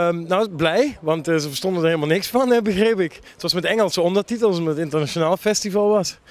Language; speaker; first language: Dutch; native; Dutch